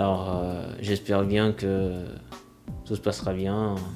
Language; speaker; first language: French; non-native, local second language; Comorian